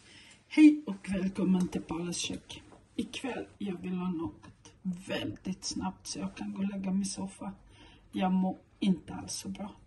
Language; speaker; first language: Swedish; non-native, fluent; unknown